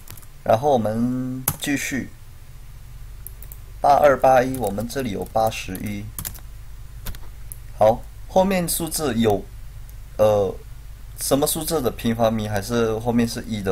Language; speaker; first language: Chinese; non-native, fluent; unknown